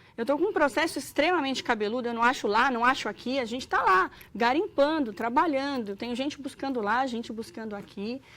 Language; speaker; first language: Portuguese; native; Portuguese